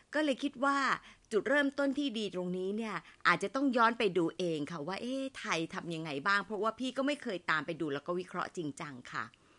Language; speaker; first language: Thai; native; Thai